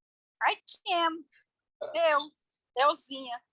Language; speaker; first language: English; non-native, learner; Portuguese